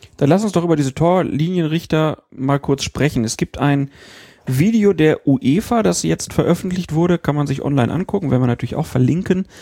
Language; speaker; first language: German; native; German